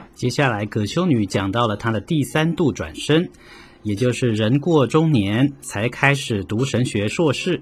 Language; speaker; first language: Chinese; native; Chinese